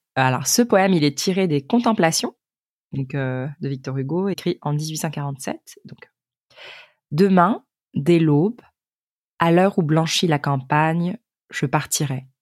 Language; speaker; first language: French; native; French